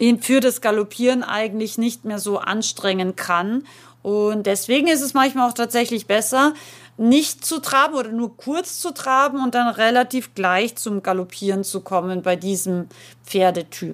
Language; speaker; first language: German; native; German